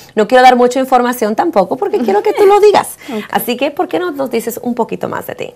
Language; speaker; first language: Spanish; native; Spanish